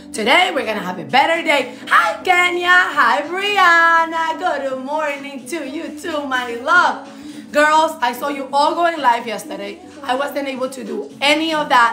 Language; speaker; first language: English; non-native, fluent; Spanish